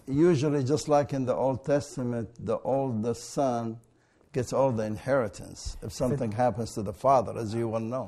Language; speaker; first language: English; non-native, fluent; Arabic